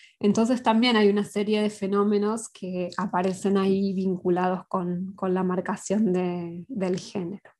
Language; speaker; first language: Spanish; native; Spanish